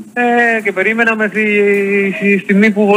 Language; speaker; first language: Greek; non-native, learner; Spanish